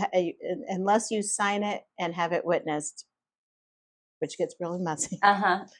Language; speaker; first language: English; native; English